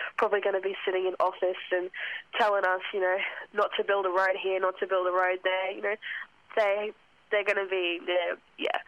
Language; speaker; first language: English; non-native, local second language; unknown